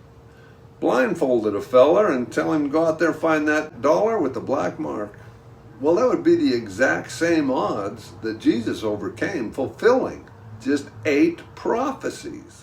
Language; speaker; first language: English; native; English